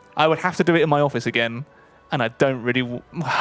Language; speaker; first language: English; native; English